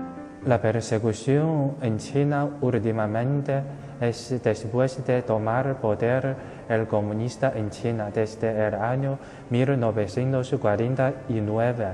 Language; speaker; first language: Spanish; non-native, fluent; Chinese